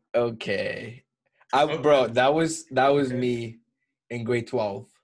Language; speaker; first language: English; early bilingual, other home language; Spanish